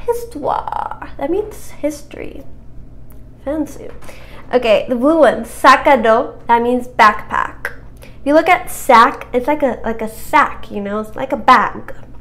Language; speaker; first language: English; native; English